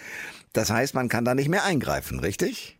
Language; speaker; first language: German; native; German